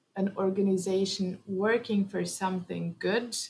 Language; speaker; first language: English; early bilingual, heritage; Norwegian